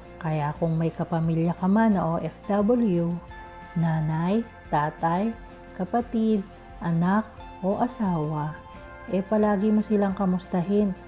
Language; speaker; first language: Filipino; native; Filipino